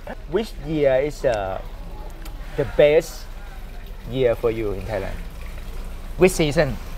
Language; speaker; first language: English; non-native, learner; Thai